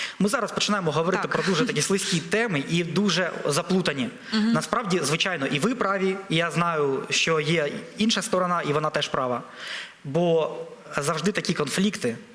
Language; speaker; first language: Ukrainian; non-native, local second language; Russian